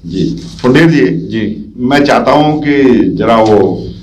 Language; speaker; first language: Hindi; native; Hindi